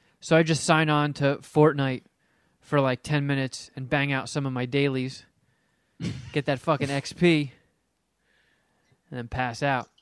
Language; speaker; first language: English; native; English